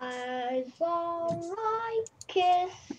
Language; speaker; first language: English; non-native, learner; Indonesian